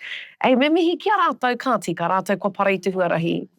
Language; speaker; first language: Māori; non-native, local second language; English